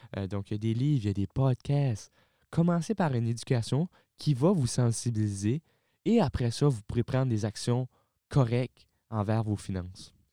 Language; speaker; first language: French; native; French